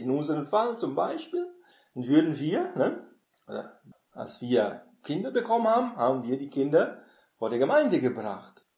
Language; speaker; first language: German; non-native, fluent; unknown